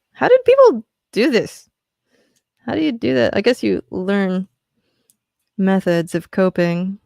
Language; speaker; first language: English; native; English